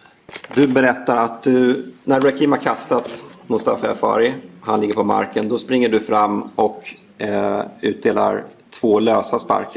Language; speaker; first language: Swedish; native; Swedish